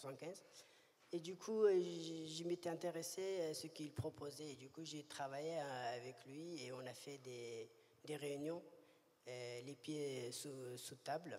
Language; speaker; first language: French; early bilingual, other home language; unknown